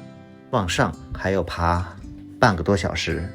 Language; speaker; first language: Chinese; native; Chinese